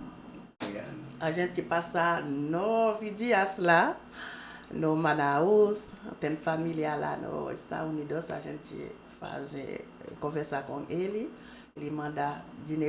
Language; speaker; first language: Portuguese; non-native, learner; Haitian Creole